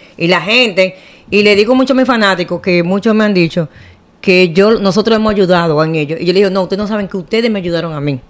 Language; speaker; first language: Spanish; native; Spanish